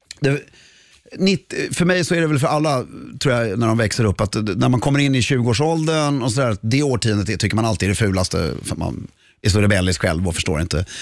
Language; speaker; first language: Swedish; native; Swedish